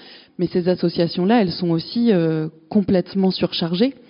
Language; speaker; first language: French; native; French